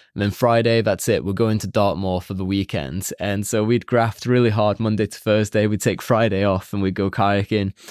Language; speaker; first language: English; native; English